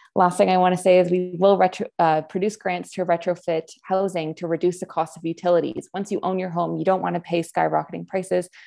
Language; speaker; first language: English; non-native, fluent; Spanish